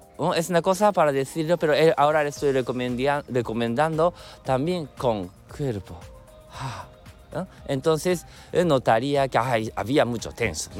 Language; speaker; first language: Spanish; non-native, learner; Japanese